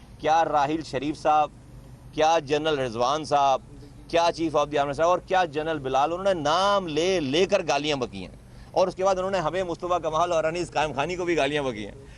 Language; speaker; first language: Urdu; native; Urdu